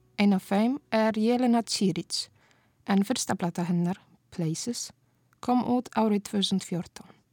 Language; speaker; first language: Icelandic; non-native, fluent; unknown